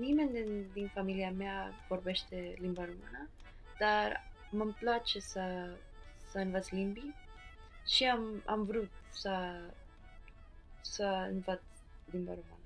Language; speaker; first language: Romanian; non-native, learner; Spanish